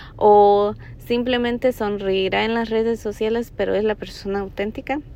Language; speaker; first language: Spanish; early bilingual, heritage; Spanish